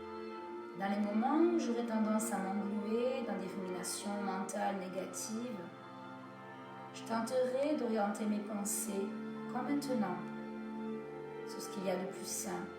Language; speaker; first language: French; native; French